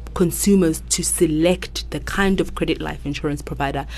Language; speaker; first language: English; non-native, local second language; Southern Sotho